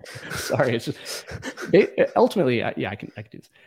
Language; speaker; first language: English; native; English